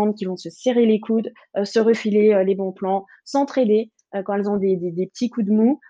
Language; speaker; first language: French; native; French